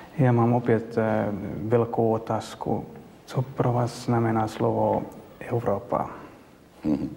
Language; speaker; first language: Czech; non-native, learner; Finnish